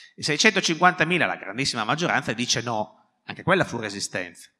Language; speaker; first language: Italian; native; Italian